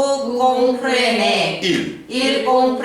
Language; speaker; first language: French; non-native, learner; Korean